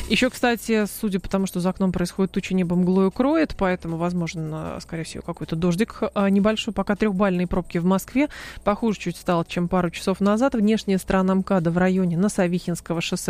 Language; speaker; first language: Russian; native; Russian